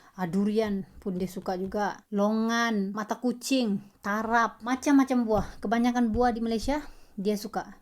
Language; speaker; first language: Malay; native; Malay